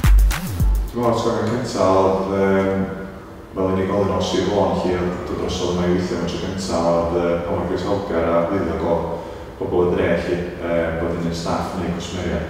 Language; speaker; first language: Welsh; native; Welsh